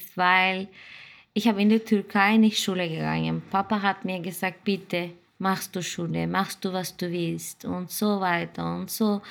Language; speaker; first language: German; non-native, learner; Turkish